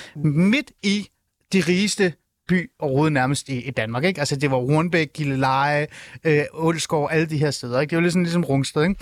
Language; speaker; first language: Danish; early bilingual, other home language; Persian